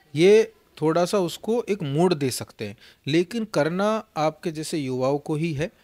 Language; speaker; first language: Hindi; native; Hindi